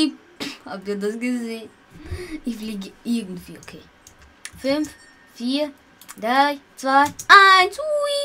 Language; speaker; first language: German; early bilingual, other home language; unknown